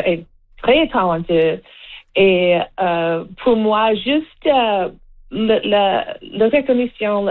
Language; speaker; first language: French; non-native, local second language; English